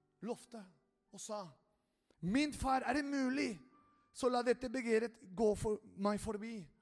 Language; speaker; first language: Norwegian; non-native, fluent; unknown